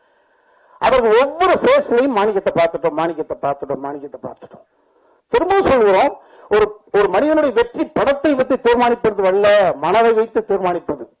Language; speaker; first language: Tamil; native; Tamil